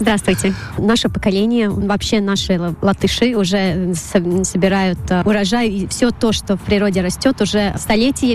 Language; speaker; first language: Russian; non-native, local second language; Latvian